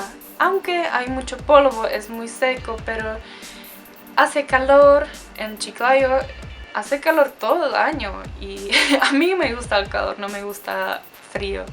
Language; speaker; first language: Spanish; non-native, fluent; Czech